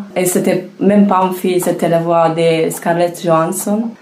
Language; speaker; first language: French; non-native, fluent; Italian